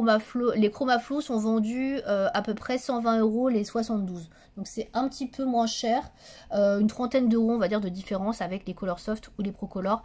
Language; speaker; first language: French; native; French